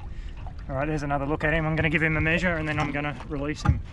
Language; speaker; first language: English; native; English